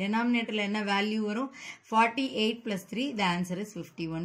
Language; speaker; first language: English; non-native, local second language; Tamil